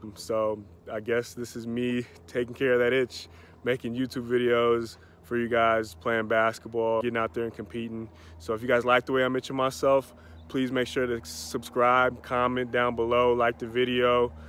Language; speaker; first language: English; native; English